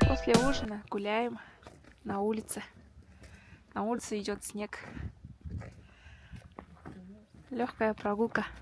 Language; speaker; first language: Russian; non-native, local second language; Kazakh